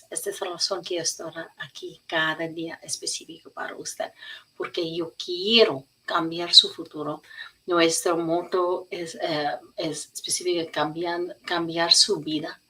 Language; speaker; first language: Spanish; non-native, learner; English